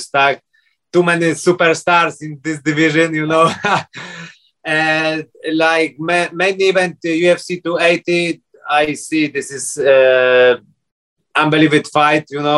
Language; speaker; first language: English; non-native, learner; Polish